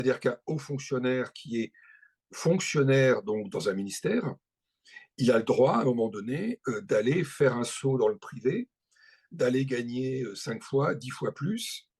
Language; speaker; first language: French; native; French